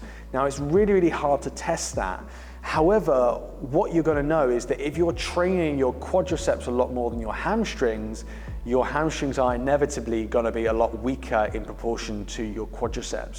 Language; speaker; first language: English; native; English